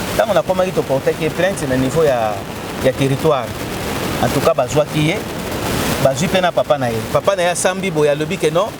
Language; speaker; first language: Lingala; non-native, local second language; Kongo